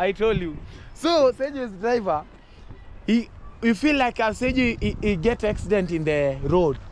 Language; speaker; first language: English; non-native, learner; Swahili